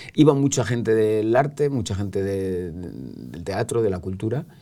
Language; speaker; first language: Spanish; native; Spanish